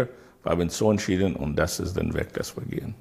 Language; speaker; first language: German; non-native, learner; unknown